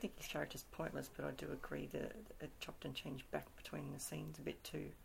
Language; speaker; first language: English; native; English